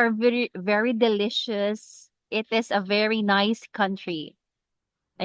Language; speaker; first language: English; non-native, local second language; Cebuano